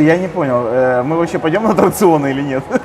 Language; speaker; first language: Russian; native; Russian